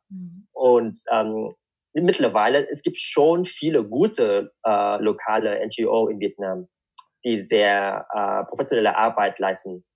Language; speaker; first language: German; non-native, fluent; Vietnamese